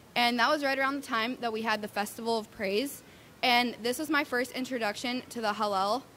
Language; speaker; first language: English; native; English